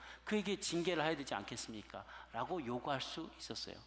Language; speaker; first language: Korean; native; Korean